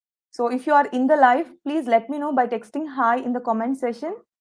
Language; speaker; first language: English; non-native, local second language; Telugu